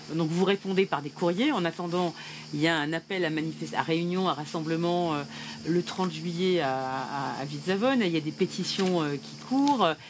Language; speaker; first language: French; native; French